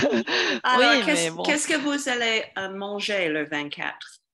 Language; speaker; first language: French; non-native, fluent; English